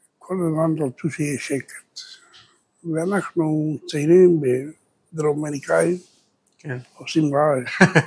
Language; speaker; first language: Hebrew; early bilingual, other home language; Spanish